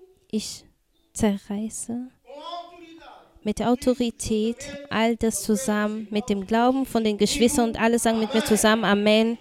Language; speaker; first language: German; non-native, fluent; Portuguese